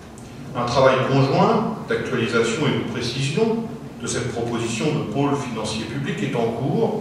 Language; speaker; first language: French; native; French